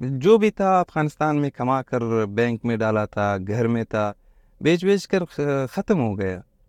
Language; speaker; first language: Urdu; non-native, fluent; Pashto